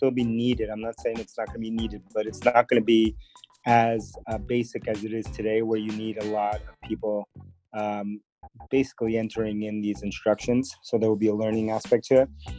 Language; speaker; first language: English; early bilingual, other home language; Spanish